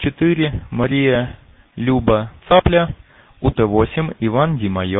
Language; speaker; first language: Russian; native; Russian